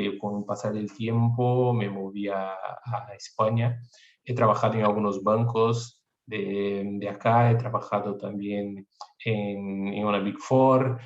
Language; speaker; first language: Spanish; non-native, fluent; Portuguese